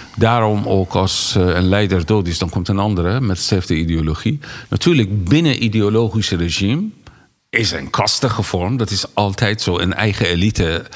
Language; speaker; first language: Dutch; non-native, fluent; Persian